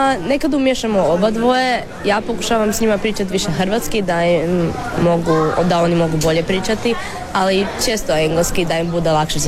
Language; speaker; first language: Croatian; early bilingual, heritage; Croatian